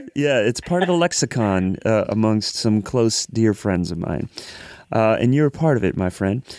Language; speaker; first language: English; native; English